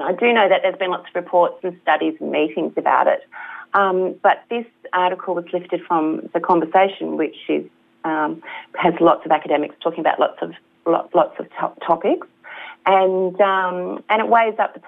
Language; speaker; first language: English; native; English